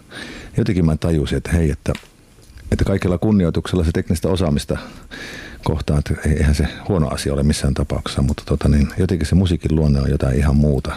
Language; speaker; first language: Finnish; native; Finnish